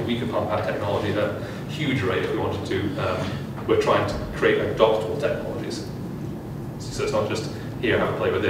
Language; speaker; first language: English; native; English